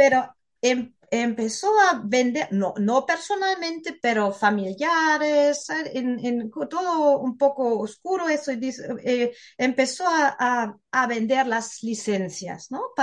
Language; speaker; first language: Spanish; non-native, fluent; German